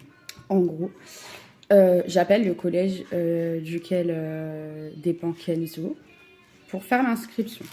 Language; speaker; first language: French; native; French